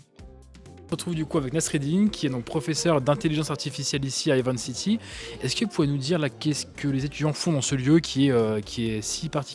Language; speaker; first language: French; native; French